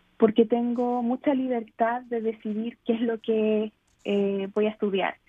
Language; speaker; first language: Spanish; native; Spanish